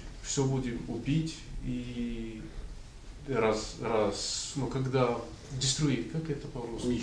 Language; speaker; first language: Russian; non-native, learner; Portuguese